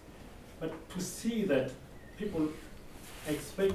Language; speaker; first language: English; non-native, local second language; Swahili